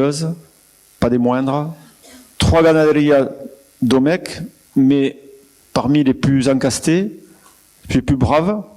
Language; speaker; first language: French; native; French